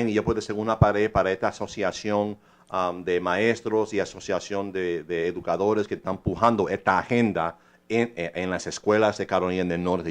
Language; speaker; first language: Spanish; early bilingual, heritage; English